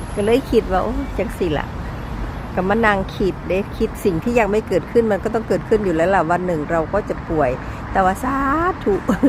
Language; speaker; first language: Thai; native; Thai